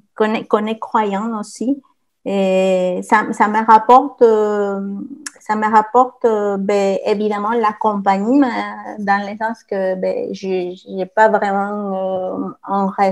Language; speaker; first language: French; non-native, fluent; Spanish